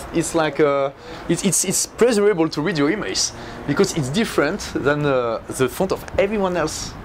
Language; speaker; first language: English; non-native, fluent; French